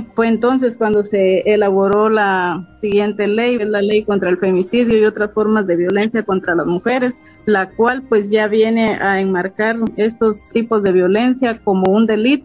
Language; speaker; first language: Spanish; native; Spanish